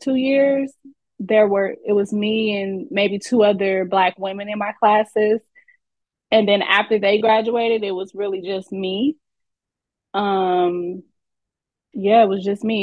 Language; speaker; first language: English; native; English